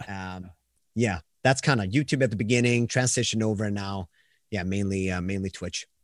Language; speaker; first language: English; non-native, fluent; Swedish